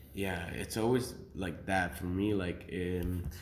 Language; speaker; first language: English; early bilingual, other home language; Spanish